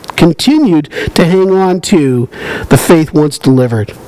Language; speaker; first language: English; native; English